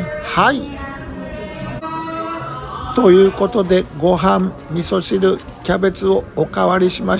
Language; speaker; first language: Japanese; native; Japanese